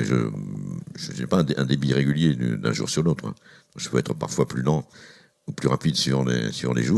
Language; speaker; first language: French; native; French